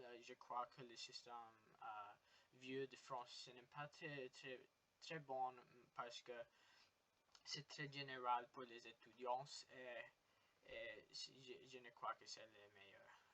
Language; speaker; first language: French; non-native, learner; English